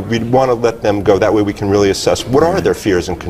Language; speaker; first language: English; native; English